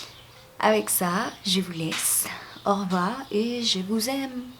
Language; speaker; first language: French; non-native, fluent; Spanish